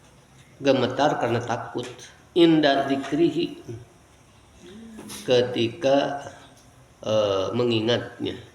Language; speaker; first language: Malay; non-native, local second language; Sundanese